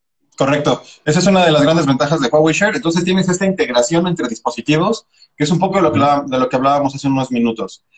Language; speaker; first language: Spanish; native; Spanish